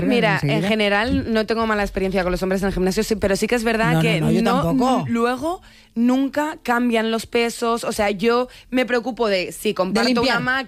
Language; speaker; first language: Spanish; native; Spanish